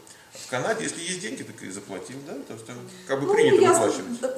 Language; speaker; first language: Russian; native; Russian